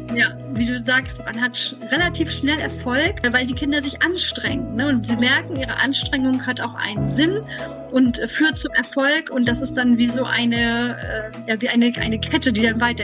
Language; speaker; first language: German; native; German